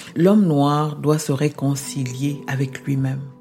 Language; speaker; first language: French; non-native, local second language; Lingala